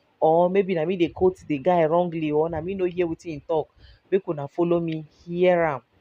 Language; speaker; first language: Nigerian Pidgin; native; Nigerian Pidgin